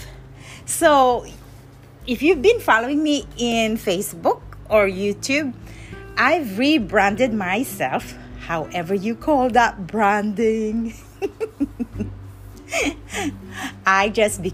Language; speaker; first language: English; non-native, local second language; Filipino